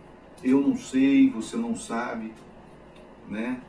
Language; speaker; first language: Portuguese; native; Portuguese